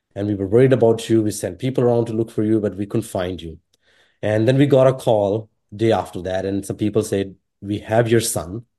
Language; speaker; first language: English; non-native, local second language; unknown